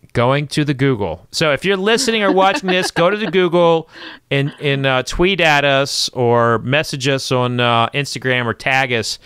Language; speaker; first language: English; native; English